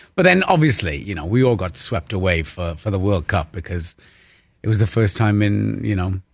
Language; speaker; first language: English; native; English